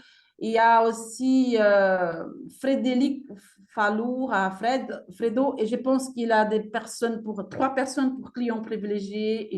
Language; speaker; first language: French; non-native, fluent; Portuguese